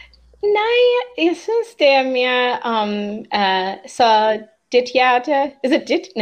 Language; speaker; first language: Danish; non-native, learner; English